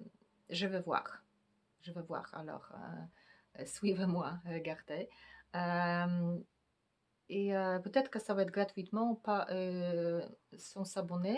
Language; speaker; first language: French; non-native, fluent; Polish